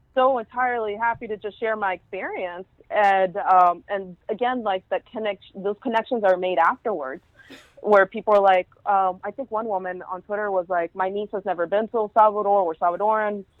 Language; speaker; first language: English; early bilingual, other home language; Spanish